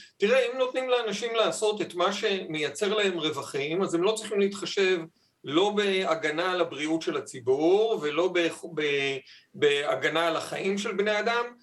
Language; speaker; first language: Hebrew; native; Hebrew